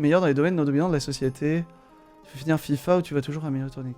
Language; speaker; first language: French; native; French